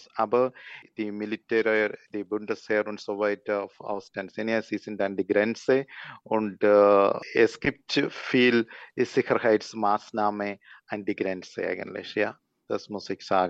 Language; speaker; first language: German; non-native, learner; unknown